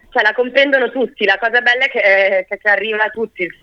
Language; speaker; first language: Italian; native; Italian